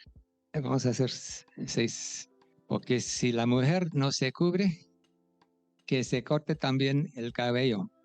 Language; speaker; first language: Spanish; non-native, fluent; English